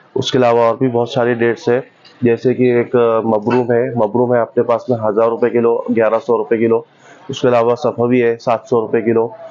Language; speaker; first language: Hindi; non-native, local second language; Urdu